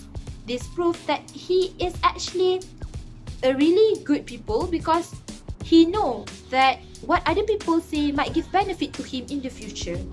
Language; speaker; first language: English; non-native, local second language; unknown